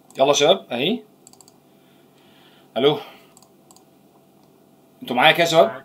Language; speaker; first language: Arabic; native; Arabic